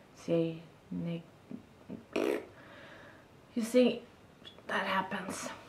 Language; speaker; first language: English; non-native, fluent; Swedish